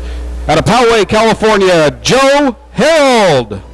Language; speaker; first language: English; native; English